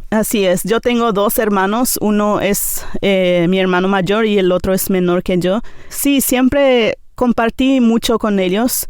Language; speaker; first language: Spanish; non-native, local second language; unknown